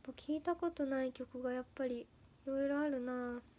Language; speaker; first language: Japanese; native; Japanese